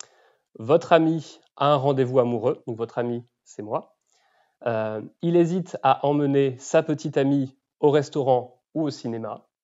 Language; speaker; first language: French; native; French